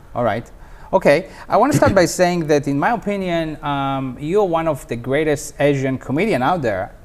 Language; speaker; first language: English; non-native, fluent; Hebrew